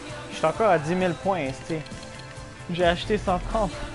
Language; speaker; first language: French; native; French